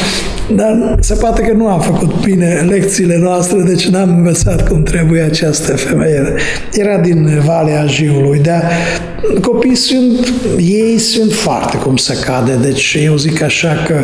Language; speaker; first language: Romanian; non-native, fluent; Hungarian